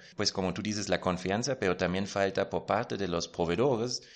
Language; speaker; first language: Spanish; non-native, fluent; German